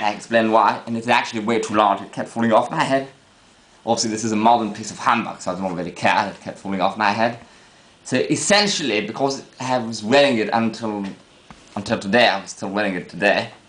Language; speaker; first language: English; non-native, fluent; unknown